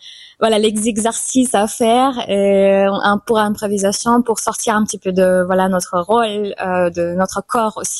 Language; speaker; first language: French; non-native, fluent; German